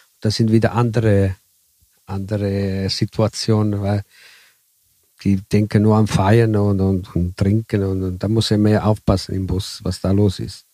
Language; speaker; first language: German; early bilingual, heritage; Italian